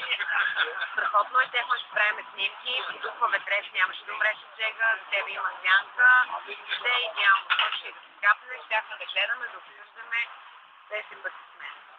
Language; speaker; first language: Bulgarian; native; Bulgarian